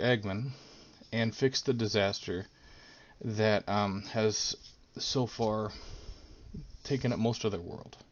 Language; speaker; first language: English; native; English